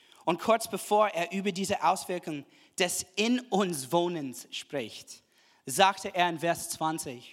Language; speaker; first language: German; non-native, fluent; English